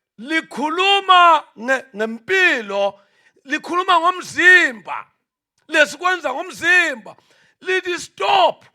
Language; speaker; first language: Zulu; non-native, local second language; Swati